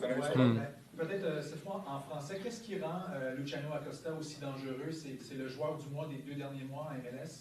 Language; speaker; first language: French; native; French